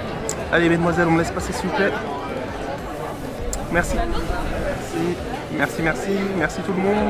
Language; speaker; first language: French; native; French